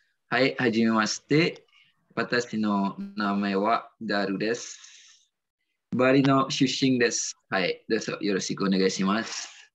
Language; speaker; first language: Japanese; non-native, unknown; Balinese